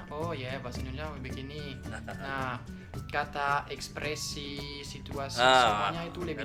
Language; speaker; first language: Indonesian; non-native, fluent; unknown